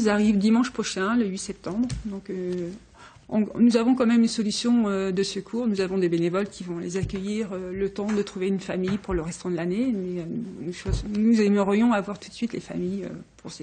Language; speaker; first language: French; native; French